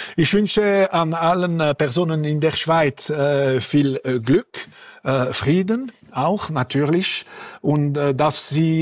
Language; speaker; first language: German; non-native, local second language; French